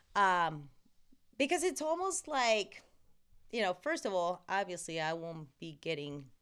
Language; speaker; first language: English; non-native, fluent; Spanish